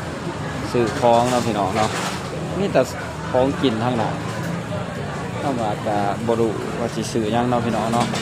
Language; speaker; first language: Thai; non-native, local second language; Northeastern Thai